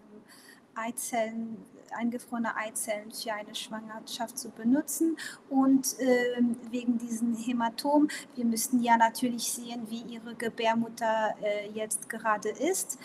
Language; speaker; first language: German; non-native, local second language; Portuguese